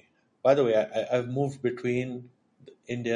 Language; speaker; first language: English; non-native, local second language; Marathi